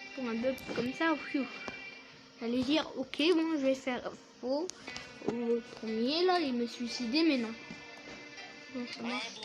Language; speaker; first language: French; native; French